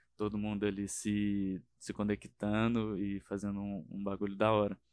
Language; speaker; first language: Portuguese; native; Portuguese